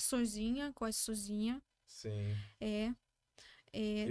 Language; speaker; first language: Portuguese; non-native, learner; Russian